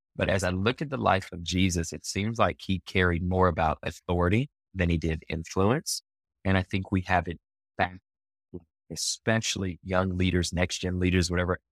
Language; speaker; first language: English; native; English